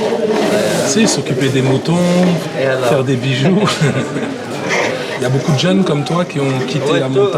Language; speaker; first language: French; native; French